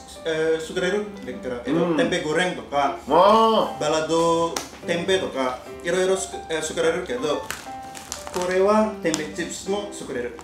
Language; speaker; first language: Japanese; non-native, learner; Indonesian